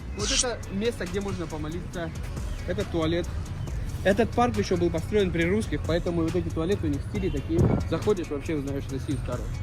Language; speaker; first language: Russian; non-native, fluent; Persian